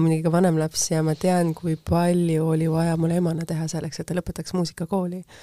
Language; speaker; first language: Estonian; native; Estonian